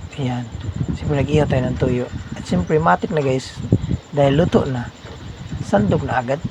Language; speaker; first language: Filipino; non-native, local second language; Cebuano